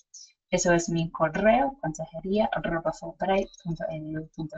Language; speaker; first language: Spanish; non-native, fluent; English